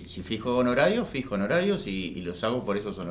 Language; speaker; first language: Spanish; native; Spanish